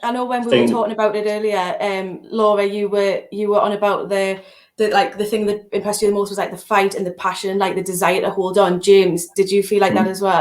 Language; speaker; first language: English; native; English